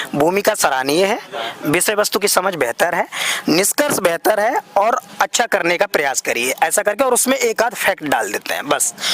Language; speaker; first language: Hindi; native; Hindi